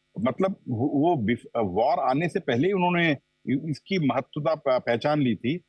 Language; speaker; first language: Hindi; non-native, local second language; Telugu